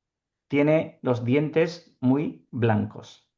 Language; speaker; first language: Spanish; non-native, fluent; Urdu